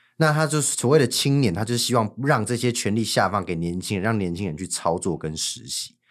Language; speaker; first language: Chinese; native; Chinese